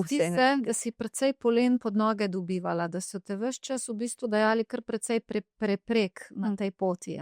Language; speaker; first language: Slovenian; native; Slovenian